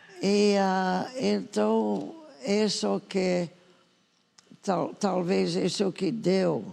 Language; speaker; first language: Portuguese; non-native, fluent; English